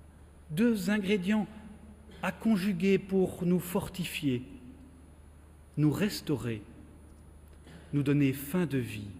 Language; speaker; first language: French; native; French